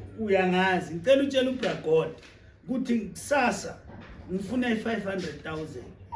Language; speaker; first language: Zulu; native; Zulu